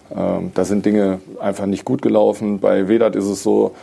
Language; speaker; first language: German; native; German